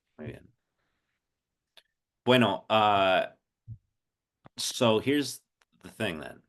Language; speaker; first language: Spanish; non-native, fluent; English